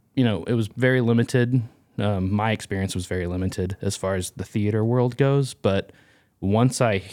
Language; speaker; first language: English; native; English